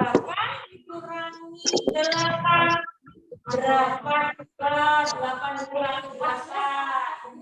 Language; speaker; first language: Indonesian; native; Indonesian